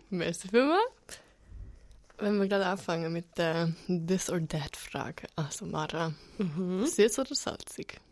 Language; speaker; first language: German; native; German